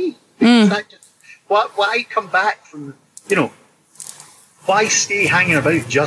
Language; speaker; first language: English; native; English